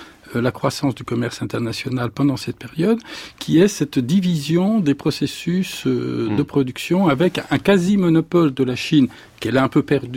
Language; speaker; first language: French; native; French